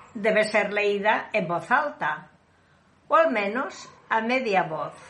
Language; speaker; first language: Spanish; non-native, local second language; Catalan